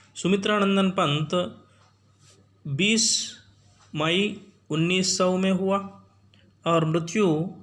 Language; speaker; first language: Hindi; non-native, local second language; Telugu